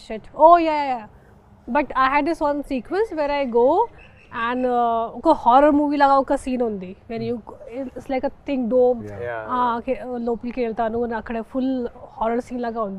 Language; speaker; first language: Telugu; non-native, local second language; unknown